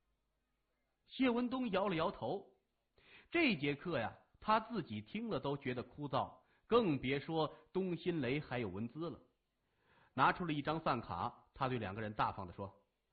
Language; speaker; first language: Chinese; native; Chinese